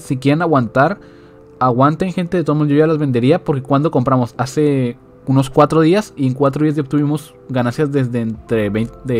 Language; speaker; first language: Spanish; native; Spanish